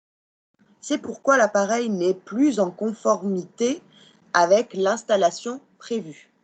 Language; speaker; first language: French; non-native, local second language; Arabic